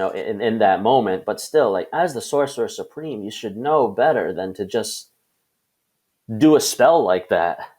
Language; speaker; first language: English; native; English